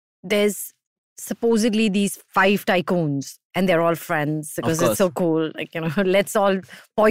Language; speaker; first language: English; non-native, local second language; Hindi